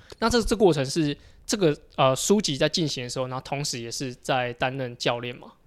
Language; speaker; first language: Chinese; native; Chinese